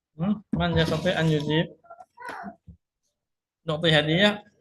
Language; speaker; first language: Arabic; non-native, fluent; Indonesian